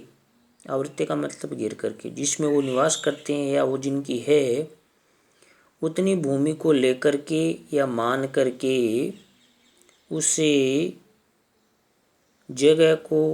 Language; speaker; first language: Hindi; native; Hindi